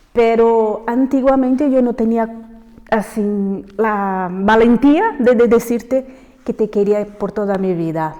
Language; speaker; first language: Spanish; non-native, fluent; Portuguese